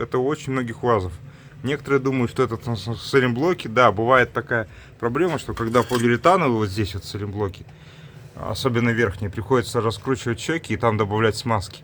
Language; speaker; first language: Russian; native; Russian